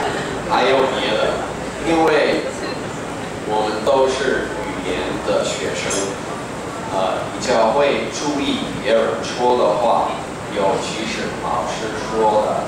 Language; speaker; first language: Chinese; non-native, fluent; English